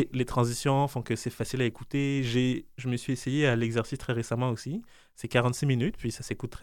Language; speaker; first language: French; native; French